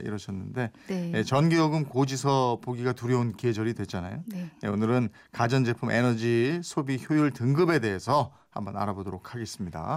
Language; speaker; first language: Korean; native; Korean